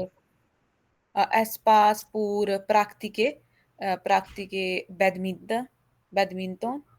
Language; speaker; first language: French; non-native, learner; Hindi